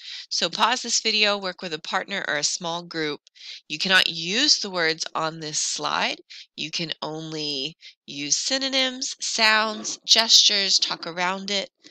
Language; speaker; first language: English; native; English